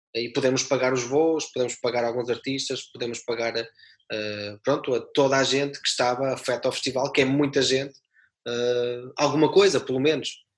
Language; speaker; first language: Portuguese; native; Portuguese